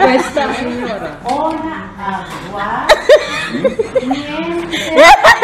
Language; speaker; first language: Italian; non-native, learner; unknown